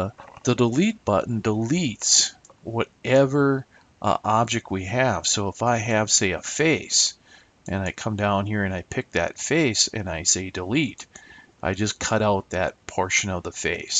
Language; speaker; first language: English; native; English